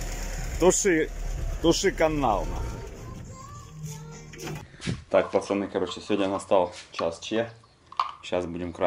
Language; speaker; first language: Russian; native; Russian